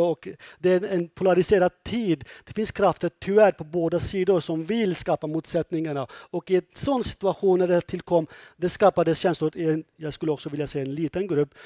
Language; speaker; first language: Swedish; non-native, fluent; Kurdish